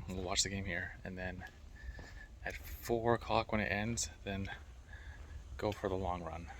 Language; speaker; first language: English; native; English